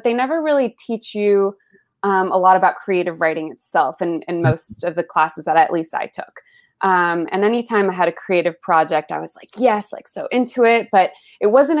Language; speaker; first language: English; early bilingual, other home language; Spanish